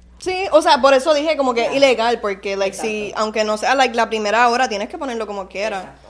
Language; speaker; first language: Spanish; native; Spanish